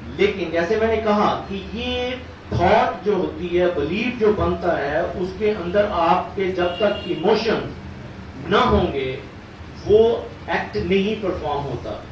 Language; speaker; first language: Urdu; native; Urdu